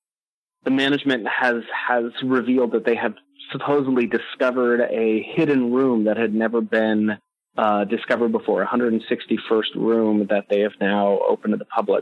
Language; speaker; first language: English; native; English